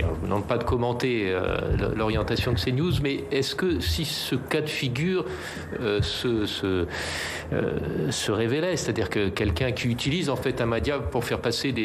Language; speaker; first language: French; native; French